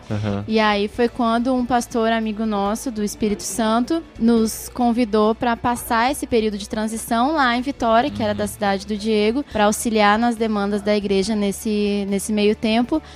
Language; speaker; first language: Portuguese; native; Portuguese